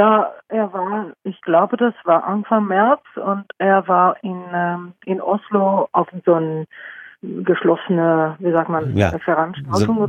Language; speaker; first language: German; non-native, fluent; Norwegian